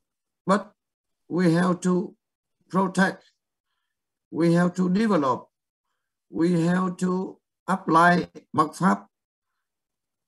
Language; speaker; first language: English; non-native, learner; Vietnamese